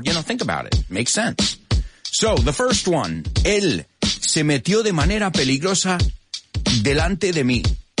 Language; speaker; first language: Spanish; early bilingual, heritage; Spanish